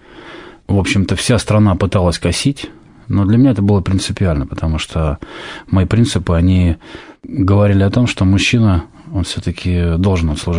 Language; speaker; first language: Russian; native; Russian